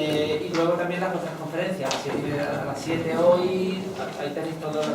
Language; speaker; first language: Spanish; native; Spanish